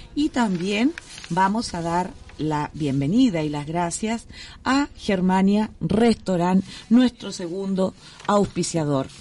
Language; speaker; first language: Spanish; native; Spanish